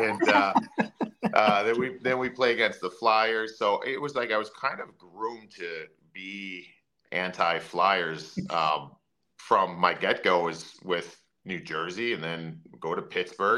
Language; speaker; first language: English; native; English